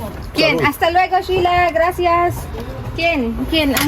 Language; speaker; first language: Spanish; non-native, learner; Filipino